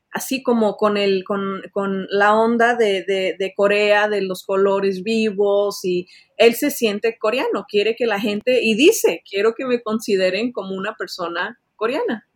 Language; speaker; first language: Spanish; early bilingual, heritage; Spanish